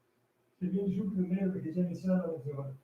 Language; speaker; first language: Italian; native; Italian